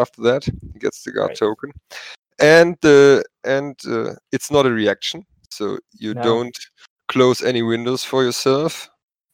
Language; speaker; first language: English; non-native, fluent; German